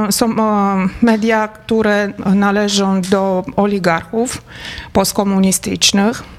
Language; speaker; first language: Polish; non-native, fluent; Romanian